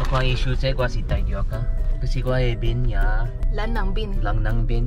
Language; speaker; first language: English; native; English